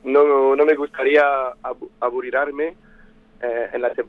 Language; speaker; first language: Spanish; non-native, fluent; French